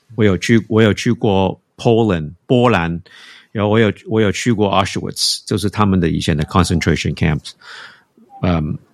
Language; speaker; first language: Chinese; non-native, fluent; English